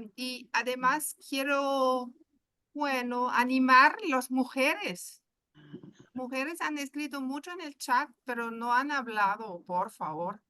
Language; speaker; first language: Spanish; non-native, fluent; German